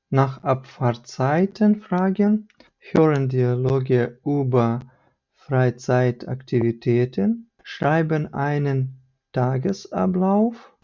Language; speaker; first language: German; non-native, fluent; Ukrainian